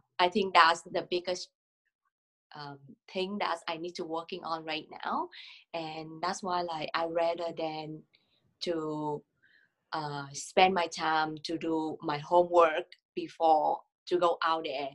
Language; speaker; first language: English; non-native, learner; Vietnamese